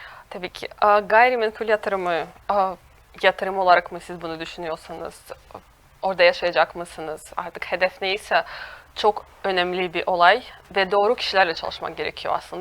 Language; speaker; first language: Turkish; non-native, fluent; Russian